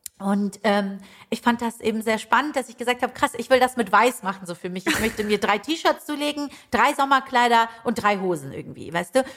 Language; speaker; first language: German; early bilingual, other home language; Persian